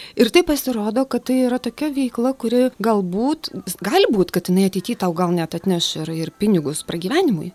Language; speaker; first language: Lithuanian; native; Lithuanian